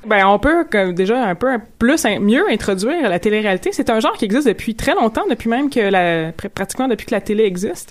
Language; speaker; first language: French; native; French